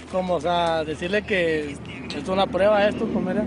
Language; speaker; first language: Spanish; native; Spanish